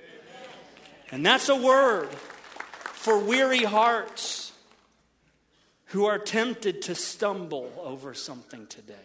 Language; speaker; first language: English; native; English